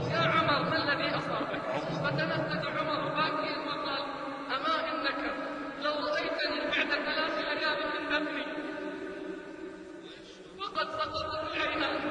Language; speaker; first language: Arabic; native; Arabic